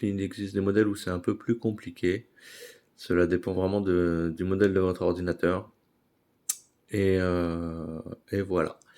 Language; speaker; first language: French; native; French